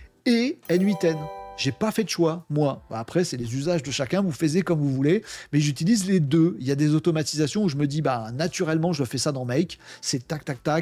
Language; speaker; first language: French; native; French